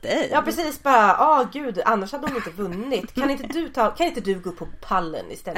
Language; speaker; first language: Swedish; native; Swedish